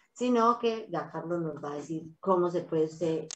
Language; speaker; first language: Spanish; native; Spanish